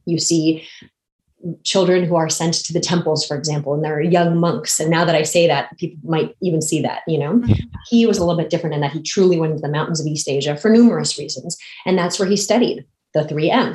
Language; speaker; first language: English; native; English